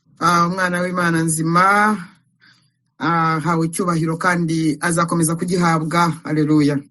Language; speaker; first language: Kinyarwanda; native; Kinyarwanda